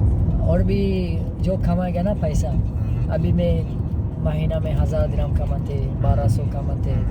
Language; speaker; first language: Hindi; non-native, learner; Tajik